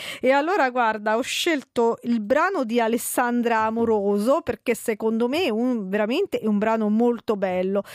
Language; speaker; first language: Italian; native; Italian